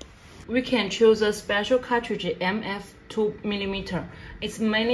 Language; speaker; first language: English; non-native, learner; Chinese